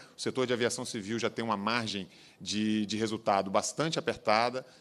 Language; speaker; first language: Portuguese; native; Portuguese